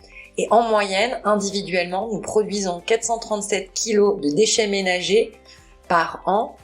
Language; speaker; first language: French; native; French